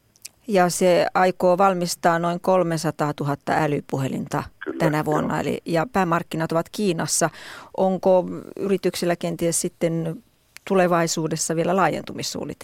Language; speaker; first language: Finnish; native; Finnish